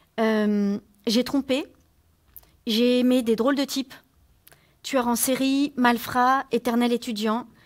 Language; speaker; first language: French; native; French